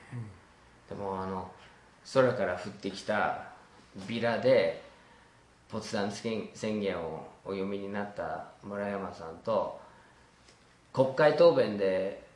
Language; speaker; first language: Japanese; non-native, fluent; English